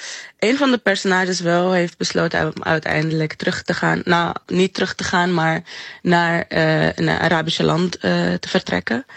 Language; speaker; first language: Dutch; non-native, fluent; Arabic